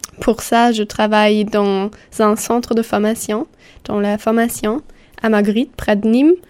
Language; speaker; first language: French; non-native, fluent; German